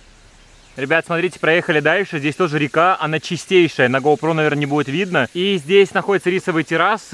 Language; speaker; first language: Russian; native; Russian